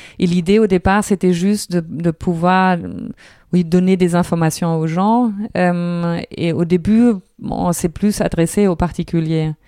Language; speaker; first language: French; non-native, fluent; German